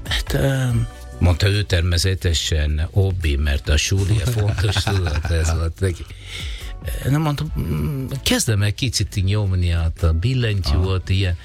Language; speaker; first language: Hungarian; non-native, fluent; Italian